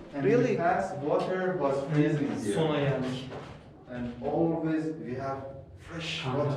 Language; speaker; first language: English; non-native, learner; Turkish